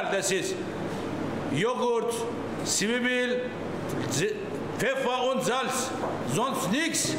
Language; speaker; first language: German; non-native, learner; Turkish